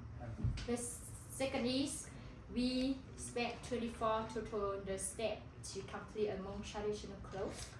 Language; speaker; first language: English; non-native, learner; Hmong